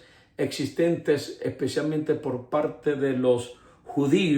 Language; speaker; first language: Spanish; native; Spanish